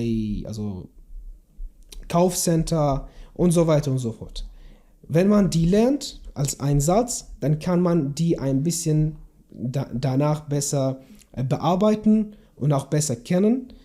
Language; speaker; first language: German; non-native, learner; Kurdish